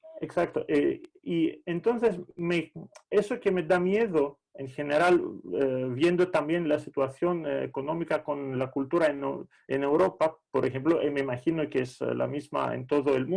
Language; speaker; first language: Spanish; non-native, fluent; Greek